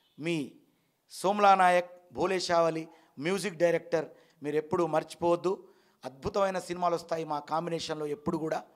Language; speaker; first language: Telugu; non-native, local second language; Lambadi